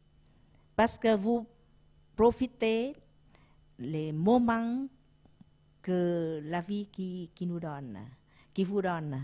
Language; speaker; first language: French; non-native, learner; Vietnamese